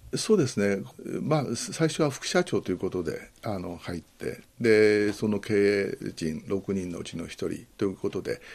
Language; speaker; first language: Japanese; native; Japanese